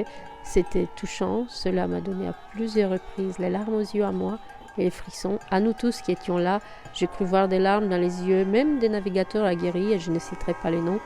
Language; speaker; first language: French; native; French